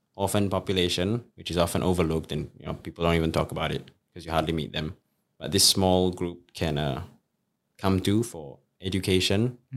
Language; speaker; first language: English; native; English